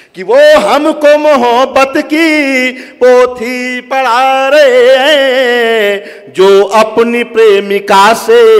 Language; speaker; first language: Hindi; native; Hindi